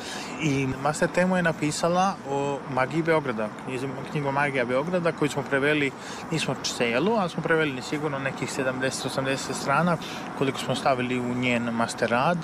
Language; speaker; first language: Serbian; native; Serbian